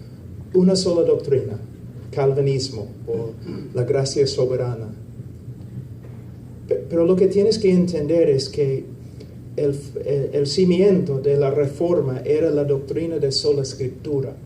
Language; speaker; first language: Spanish; non-native, fluent; English